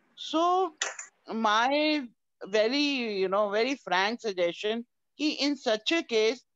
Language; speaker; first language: English; non-native, local second language; Hindi